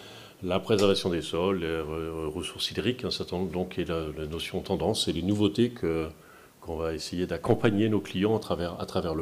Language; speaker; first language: French; native; French